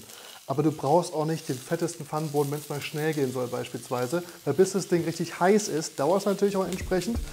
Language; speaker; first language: German; native; German